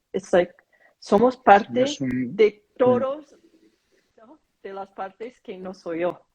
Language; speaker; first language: Spanish; non-native, fluent; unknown